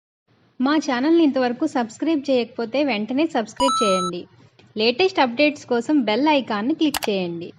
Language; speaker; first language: Telugu; native; Telugu